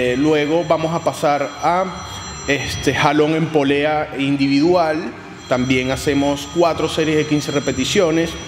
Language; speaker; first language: Spanish; native; Spanish